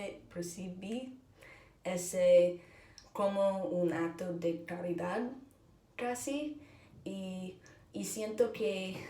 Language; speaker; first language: Spanish; non-native, learner; English